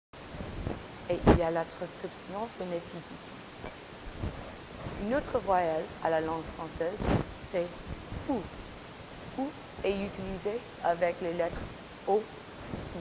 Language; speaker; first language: French; non-native, learner; English